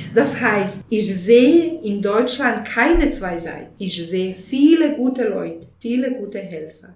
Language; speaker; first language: German; non-native, fluent; Bosnian